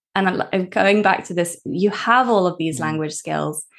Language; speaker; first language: English; early bilingual, other home language; Norwegian